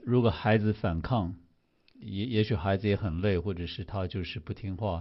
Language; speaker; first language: Chinese; native; Chinese